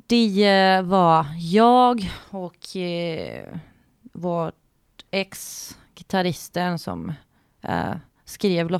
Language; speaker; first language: Swedish; non-native, fluent; Greek